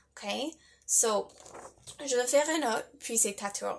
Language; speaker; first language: French; non-native, learner; English